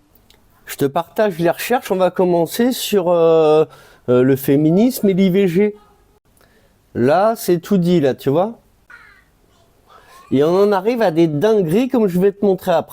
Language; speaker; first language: French; native; French